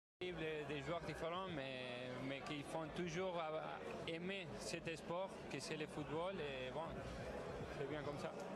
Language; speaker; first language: French; non-native, fluent; Spanish